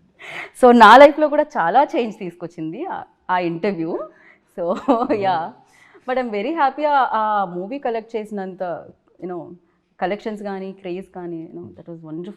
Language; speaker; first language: Telugu; native; Telugu